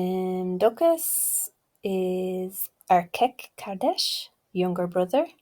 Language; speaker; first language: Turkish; non-native, learner; English